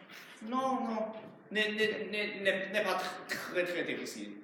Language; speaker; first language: French; non-native, learner; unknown